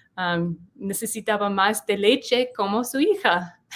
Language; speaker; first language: Spanish; non-native, learner; English